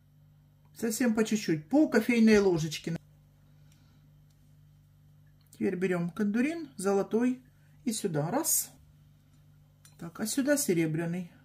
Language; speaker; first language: Russian; native; Russian